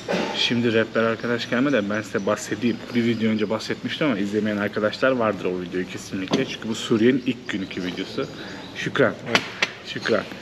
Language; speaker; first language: Turkish; native; Turkish